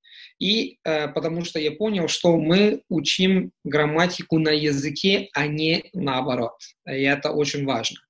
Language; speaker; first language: Russian; non-native, fluent; Italian